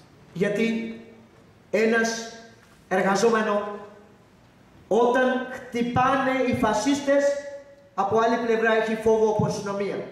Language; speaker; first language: Greek; non-native, learner; Urdu